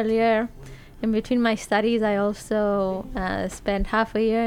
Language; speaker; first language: English; non-native, fluent; Romanian